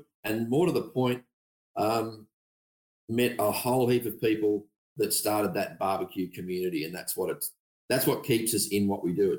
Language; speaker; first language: English; native; English